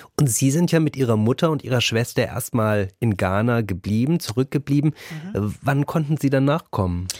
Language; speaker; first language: German; native; German